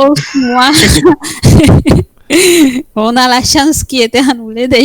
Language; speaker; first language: French; non-native, fluent; Spanish